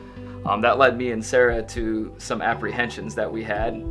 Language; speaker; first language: English; native; English